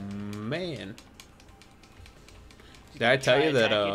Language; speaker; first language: English; native; English